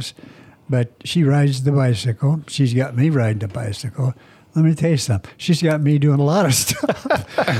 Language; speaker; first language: English; native; English